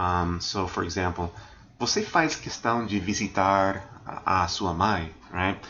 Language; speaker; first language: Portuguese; non-native, fluent; English